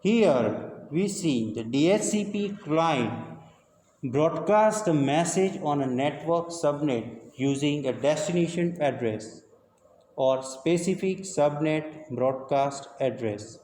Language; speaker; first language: English; non-native, local second language; Gujarati